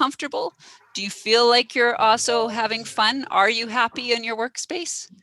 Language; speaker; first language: English; native; English